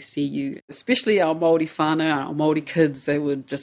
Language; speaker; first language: English; non-native, local second language; Māori